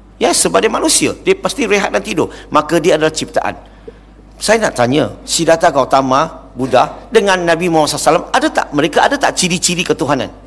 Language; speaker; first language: Malay; non-native, local second language; Chinese